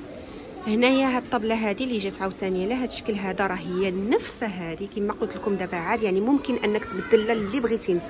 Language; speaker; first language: Arabic; native; Arabic